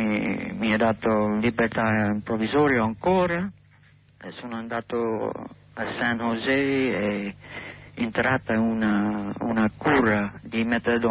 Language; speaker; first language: Italian; non-native, learner; English